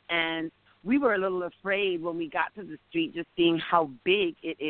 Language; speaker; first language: English; native; English